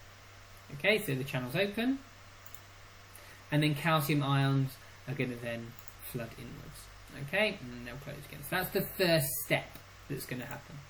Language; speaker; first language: English; native; English